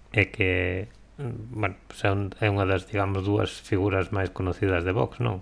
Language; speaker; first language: Galician; non-native, local second language; Spanish